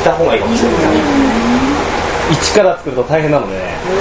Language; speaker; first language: Japanese; native; Japanese